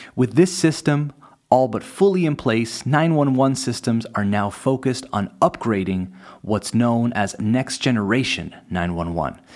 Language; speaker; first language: English; native; English